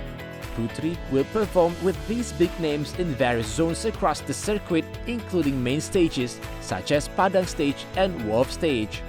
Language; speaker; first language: English; non-native, fluent; Indonesian